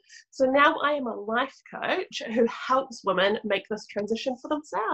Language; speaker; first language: English; native; English